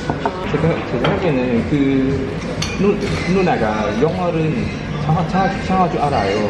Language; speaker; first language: Korean; non-native, learner; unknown